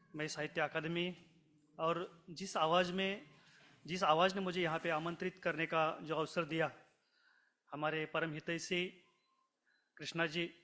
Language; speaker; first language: Hindi; non-native, local second language; Marathi